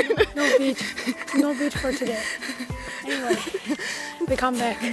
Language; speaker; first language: English; non-native, learner; Chinese